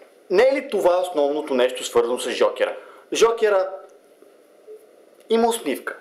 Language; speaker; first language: Bulgarian; native; Bulgarian